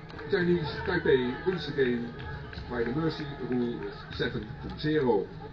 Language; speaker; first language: English; non-native, fluent; Dutch